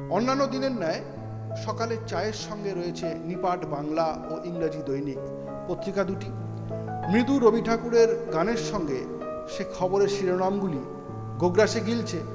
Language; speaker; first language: Bangla; native; Bangla